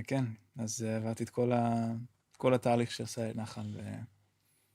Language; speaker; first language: Hebrew; non-native, fluent; Dutch